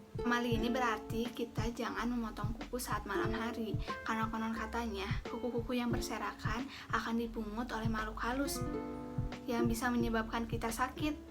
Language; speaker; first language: Indonesian; native; Indonesian